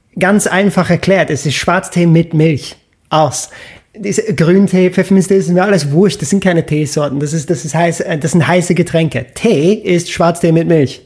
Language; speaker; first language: German; non-native, fluent; English